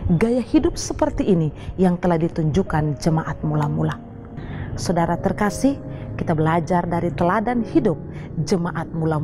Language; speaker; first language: Indonesian; native; Indonesian